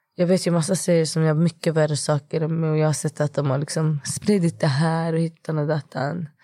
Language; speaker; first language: Swedish; early bilingual, other home language; Kurdish